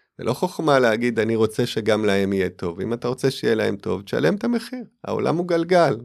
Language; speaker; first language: Hebrew; native; Hebrew